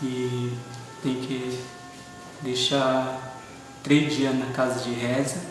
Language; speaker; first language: Portuguese; non-native, local second language; Guarani